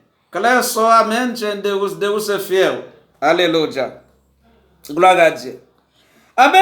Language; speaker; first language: Portuguese; non-native, learner; Haitian Creole